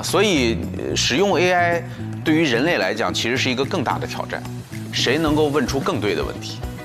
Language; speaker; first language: Chinese; native; Chinese